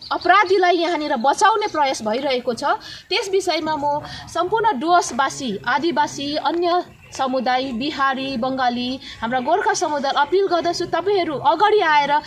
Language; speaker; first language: Nepali; native; Nepali